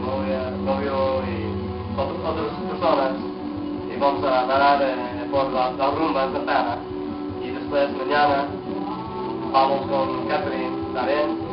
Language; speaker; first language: Spanish; non-native, learner; English